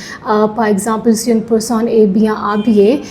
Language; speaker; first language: French; non-native, learner; Punjabi